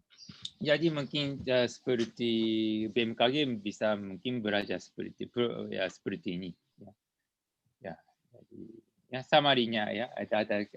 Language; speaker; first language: Indonesian; non-native, learner; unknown